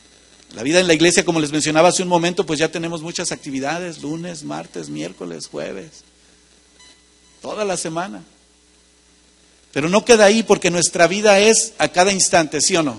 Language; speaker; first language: Spanish; native; Spanish